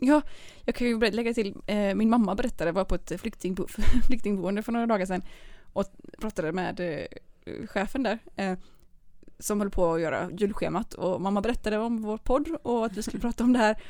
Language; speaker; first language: Swedish; native; Swedish